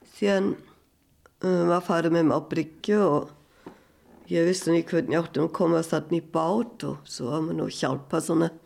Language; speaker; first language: Icelandic; non-native, fluent; German